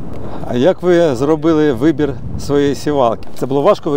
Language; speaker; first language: Ukrainian; native; Ukrainian